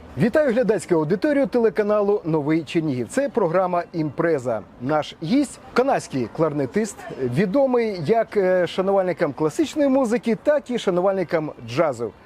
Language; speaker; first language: Ukrainian; native; Ukrainian